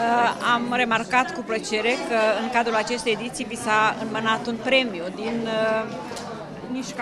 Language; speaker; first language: Romanian; native; Romanian